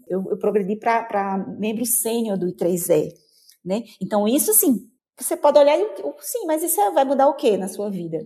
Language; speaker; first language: Portuguese; native; Portuguese